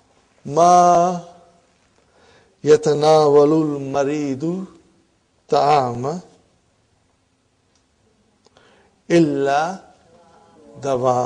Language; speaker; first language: Arabic; non-native, fluent; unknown